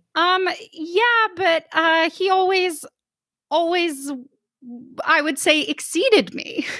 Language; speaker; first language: English; native; English